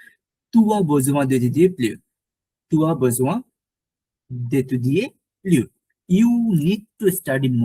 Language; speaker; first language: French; non-native, learner; Bangla